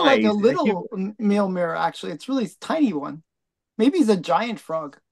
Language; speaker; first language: English; native; English